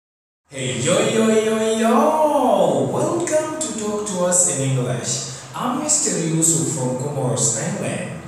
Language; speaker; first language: English; non-native, fluent; Comorian